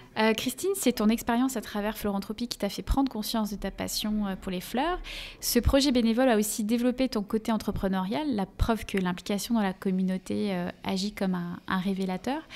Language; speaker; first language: French; native; French